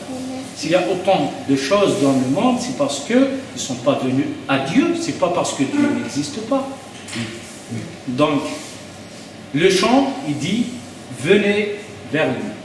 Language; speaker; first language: French; native; French